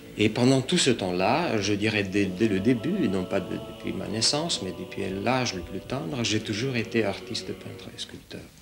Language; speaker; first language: French; non-native, fluent; Russian